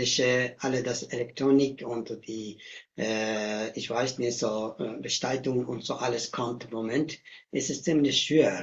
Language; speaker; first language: German; non-native, learner; Tibetan